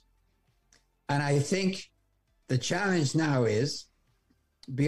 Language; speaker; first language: English; native; English